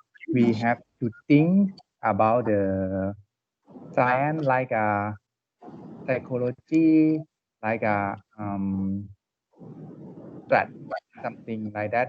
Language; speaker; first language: English; non-native, learner; Thai